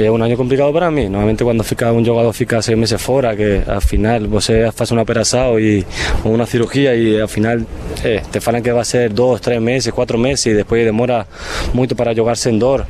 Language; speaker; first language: Portuguese; non-native, fluent; Spanish